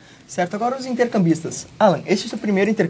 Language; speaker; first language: Portuguese; native; Portuguese